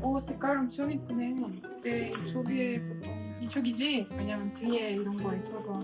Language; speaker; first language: Korean; non-native, learner; Ukrainian